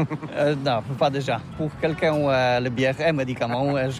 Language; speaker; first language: French; non-native, learner; Polish